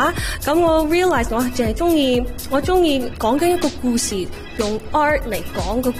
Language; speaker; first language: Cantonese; early bilingual, heritage; Cantonese